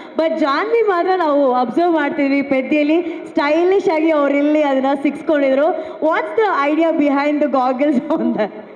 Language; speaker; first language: Kannada; native; Kannada